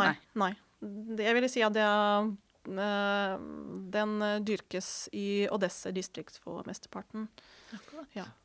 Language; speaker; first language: Norwegian; non-native, fluent; Ukrainian